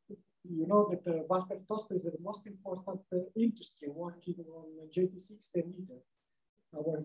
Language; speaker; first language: English; non-native, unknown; Italian